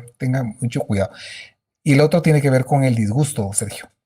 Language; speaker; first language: Spanish; native; Spanish